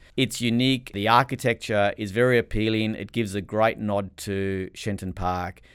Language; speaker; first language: English; native; English